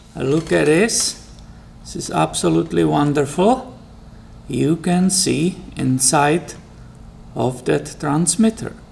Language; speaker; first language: English; non-native, fluent; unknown